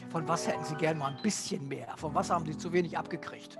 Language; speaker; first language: German; native; German